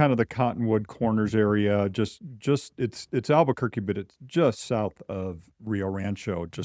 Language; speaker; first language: English; native; English